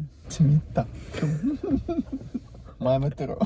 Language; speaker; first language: Korean; non-native, learner; Russian